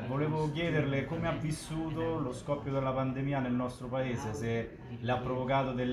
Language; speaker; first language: Italian; native; Italian